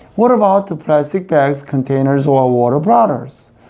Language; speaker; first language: English; non-native, fluent; Korean